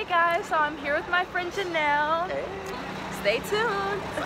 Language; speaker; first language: English; native; English